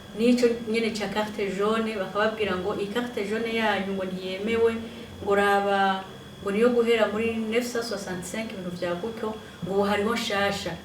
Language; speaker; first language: Rundi; native; Rundi